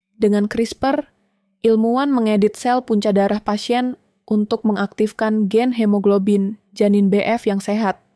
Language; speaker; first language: Indonesian; native; Indonesian